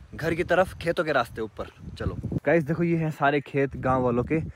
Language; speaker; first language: Hindi; native; Hindi